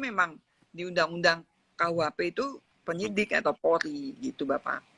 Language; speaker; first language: Indonesian; native; Indonesian